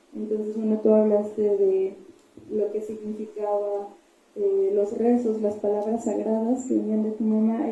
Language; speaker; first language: Spanish; non-native, local second language; Zapotec